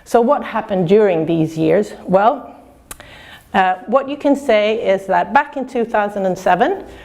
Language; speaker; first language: English; non-native, fluent; Swedish